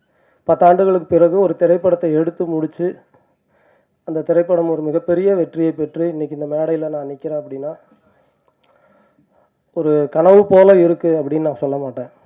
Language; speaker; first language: Tamil; native; Tamil